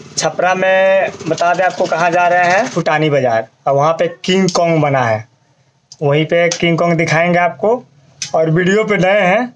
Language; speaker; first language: Hindi; non-native, local second language; Bhojpuri